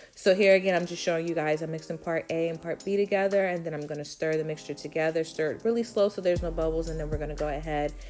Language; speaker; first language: English; native; English